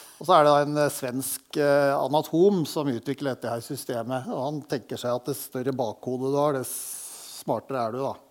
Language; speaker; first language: Norwegian; native; Norwegian